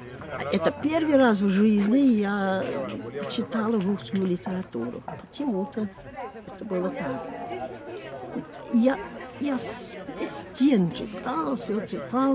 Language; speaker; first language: Russian; non-native, fluent; English